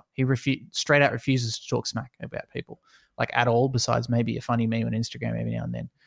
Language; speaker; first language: English; native; English